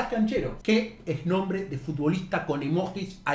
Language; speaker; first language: Spanish; native; Spanish